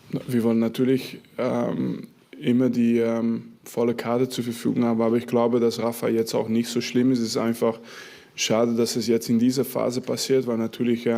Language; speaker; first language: German; non-native, fluent; French